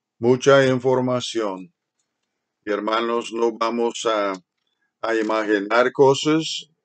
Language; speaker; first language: Spanish; non-native, fluent; English